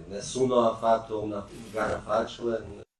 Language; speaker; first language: Italian; non-native, fluent; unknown